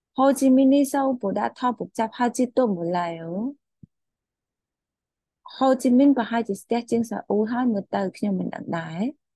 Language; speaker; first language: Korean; non-native, fluent; Khmer